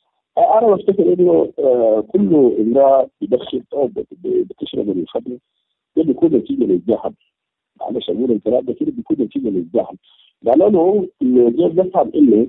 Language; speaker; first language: Arabic; native; Arabic